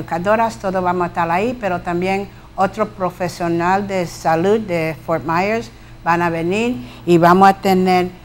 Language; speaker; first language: Spanish; early bilingual, heritage; Spanish